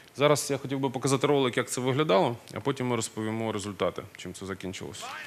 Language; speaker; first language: Ukrainian; non-native, local second language; Russian